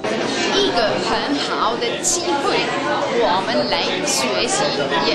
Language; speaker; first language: Chinese; non-native, learner; German